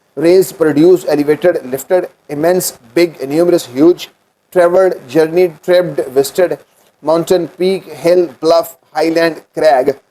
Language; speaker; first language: English; non-native, local second language; Urdu